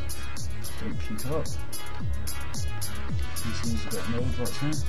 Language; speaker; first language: English; native; English